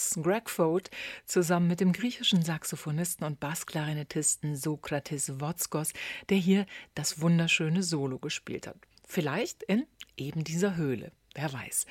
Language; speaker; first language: German; native; German